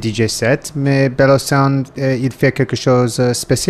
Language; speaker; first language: French; non-native, learner; English